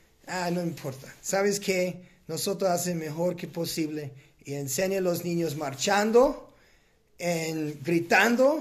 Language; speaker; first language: Spanish; non-native, learner; English